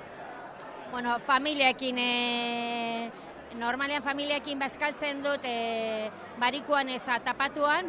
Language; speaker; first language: Basque; non-native, local second language; Spanish